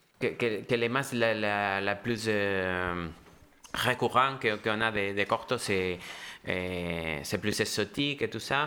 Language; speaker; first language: French; non-native, fluent; Spanish